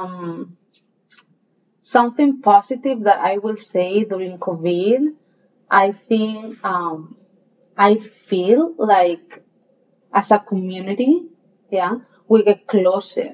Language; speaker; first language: English; non-native, fluent; Spanish